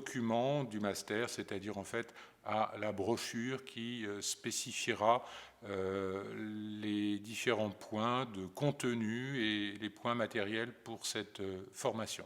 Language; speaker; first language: French; native; French